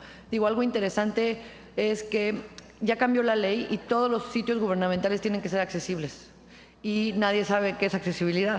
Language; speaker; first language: Spanish; native; Spanish